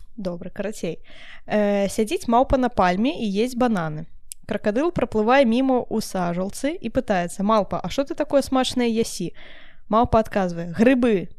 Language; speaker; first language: Belarusian; non-native, local second language; Russian